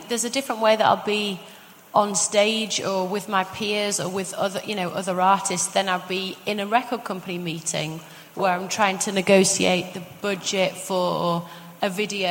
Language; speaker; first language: English; native; English